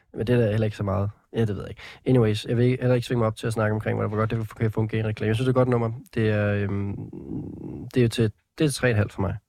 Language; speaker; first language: Danish; native; Danish